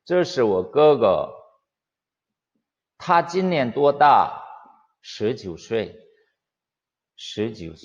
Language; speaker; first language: Chinese; non-native, fluent; Korean